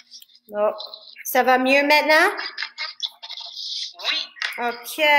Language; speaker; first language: French; non-native, fluent; English